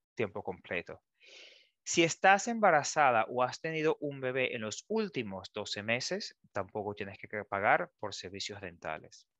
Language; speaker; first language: Spanish; native; Spanish